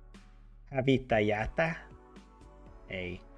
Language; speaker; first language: Finnish; non-native, learner; English